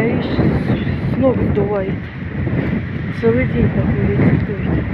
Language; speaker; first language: Russian; native; Russian